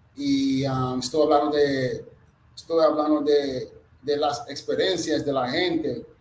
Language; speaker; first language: Spanish; non-native, fluent; English